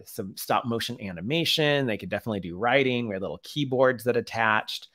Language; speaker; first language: English; native; English